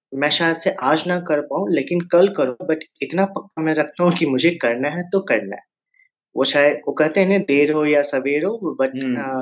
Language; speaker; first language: Hindi; native; Hindi